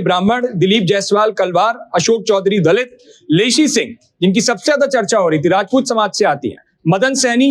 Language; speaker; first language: Hindi; native; Hindi